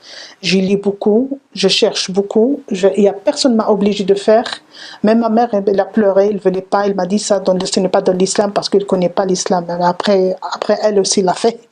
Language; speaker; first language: French; non-native, learner; Arabic